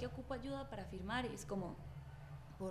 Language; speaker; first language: Spanish; native; Spanish